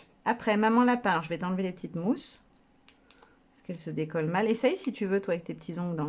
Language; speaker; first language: French; native; French